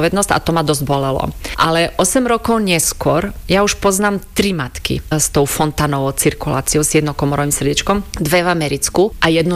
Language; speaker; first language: Slovak; non-native, fluent; Croatian